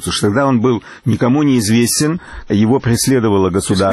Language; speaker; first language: Russian; native; Russian